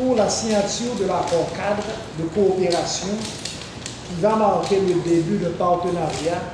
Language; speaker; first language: French; non-native, local second language; Haitian Creole